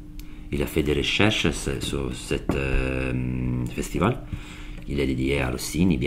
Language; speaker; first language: French; non-native, learner; Italian